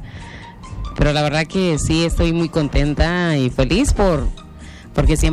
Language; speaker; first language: Spanish; non-native, local second language; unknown